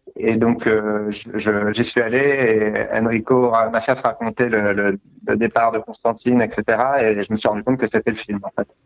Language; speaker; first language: French; native; French